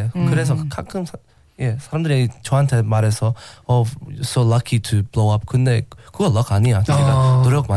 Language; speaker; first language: Korean; non-native, learner; English